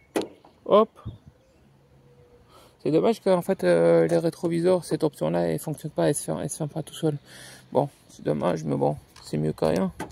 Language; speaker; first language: French; native; French